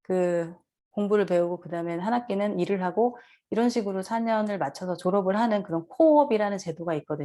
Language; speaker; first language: Korean; native; Korean